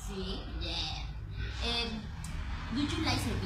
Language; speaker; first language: English; non-native, learner; Spanish